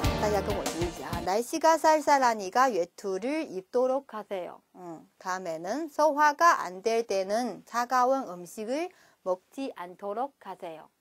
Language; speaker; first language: Korean; non-native, fluent; Chinese